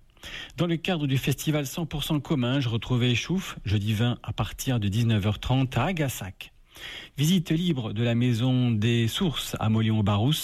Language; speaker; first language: French; native; French